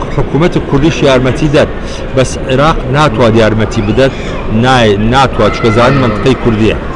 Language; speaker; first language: Central Kurdish; non-native, local second language; Southern Kurdish